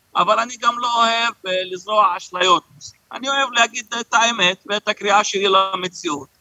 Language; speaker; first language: Hebrew; non-native, local second language; Arabic